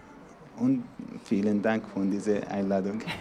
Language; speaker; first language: German; non-native, learner; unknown